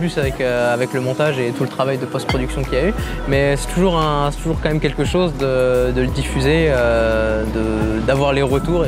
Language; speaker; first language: French; native; French